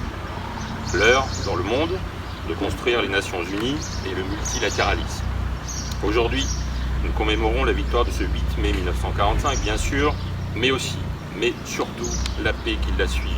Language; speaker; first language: French; native; French